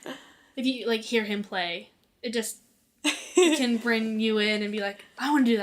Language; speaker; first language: English; native; English